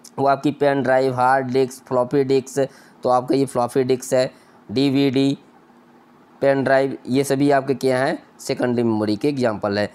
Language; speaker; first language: Hindi; native; Hindi